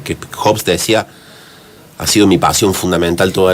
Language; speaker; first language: Spanish; native; Spanish